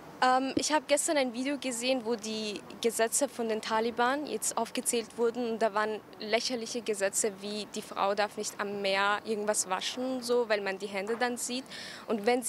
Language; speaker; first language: German; early bilingual, other home language; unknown